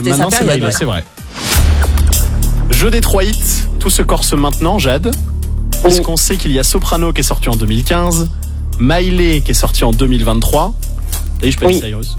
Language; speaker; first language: French; native; French